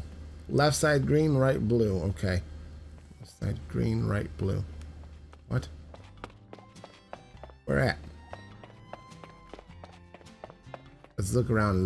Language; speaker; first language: English; native; English